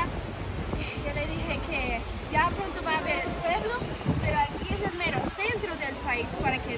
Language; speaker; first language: Spanish; non-native, fluent; English